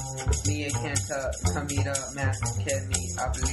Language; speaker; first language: Spanish; non-native, learner; English